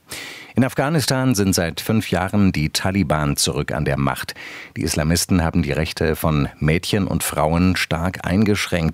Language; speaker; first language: German; native; German